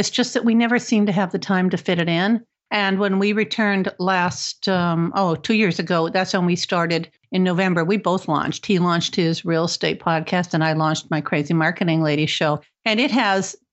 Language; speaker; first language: English; native; English